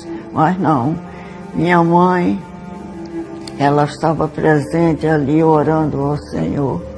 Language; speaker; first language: Portuguese; early bilingual, other home language; Swedish